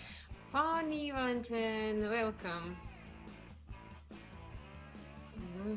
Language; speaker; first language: English; non-native, learner; Russian